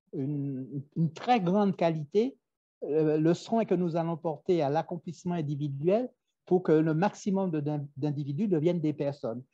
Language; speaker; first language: French; native; French